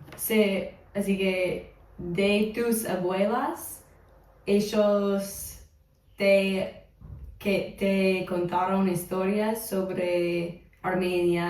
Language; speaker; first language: Spanish; non-native, fluent; English